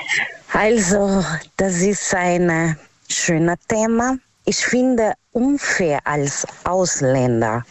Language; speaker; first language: German; non-native, learner; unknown